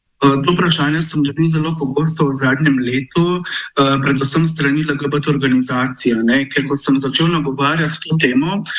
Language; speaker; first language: Slovenian; non-native, local second language; Romany